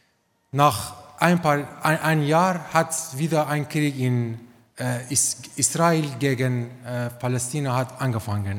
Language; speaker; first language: German; non-native, learner; Romanian